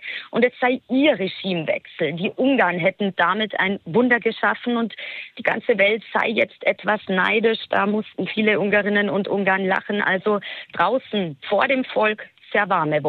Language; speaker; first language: German; native; German